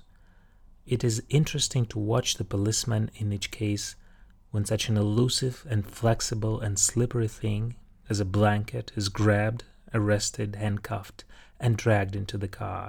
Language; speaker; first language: English; non-native, fluent; Russian